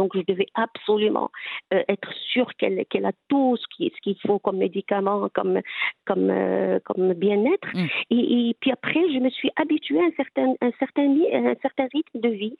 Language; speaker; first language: French; non-native, local second language; Arabic